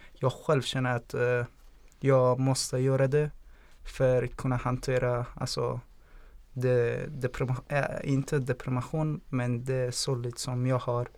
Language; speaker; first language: Swedish; non-native, fluent; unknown